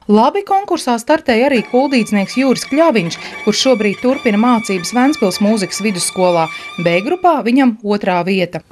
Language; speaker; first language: Latvian; native; Latvian